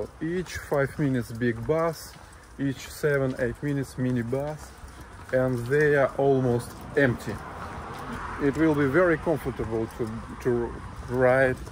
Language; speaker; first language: English; non-native, learner; Russian